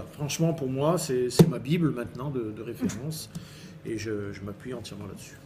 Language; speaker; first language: French; native; French